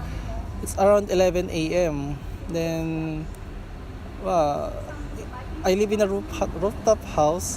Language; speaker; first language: English; non-native, learner; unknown